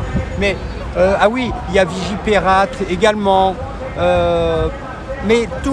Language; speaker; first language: French; native; French